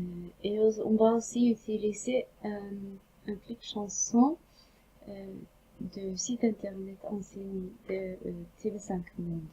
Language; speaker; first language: French; non-native, fluent; Norwegian